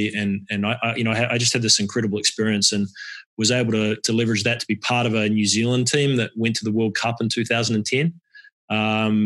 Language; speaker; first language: English; native; English